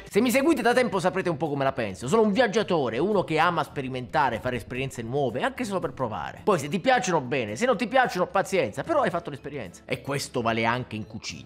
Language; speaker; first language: Italian; native; Italian